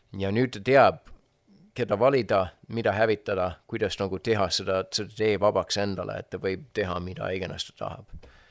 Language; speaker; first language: Estonian; non-native, fluent; English